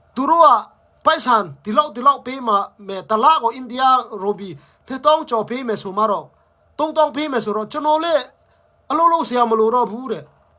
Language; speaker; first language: Burmese; non-native, local second language; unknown